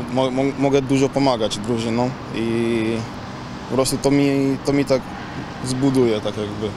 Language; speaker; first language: Polish; non-native, fluent; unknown